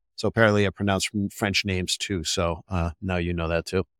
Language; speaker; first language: English; non-native, fluent; French